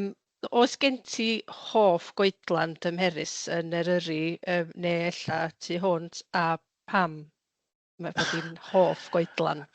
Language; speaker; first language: Welsh; native; Welsh